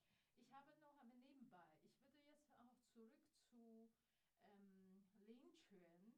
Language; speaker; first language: German; non-native, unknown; Chinese